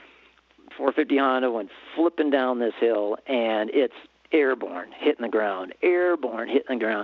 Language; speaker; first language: English; native; English